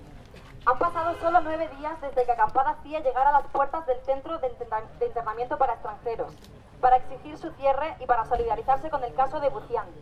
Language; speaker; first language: Spanish; native; Spanish